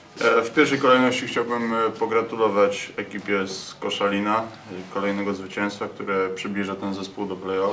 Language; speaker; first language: Polish; native; Polish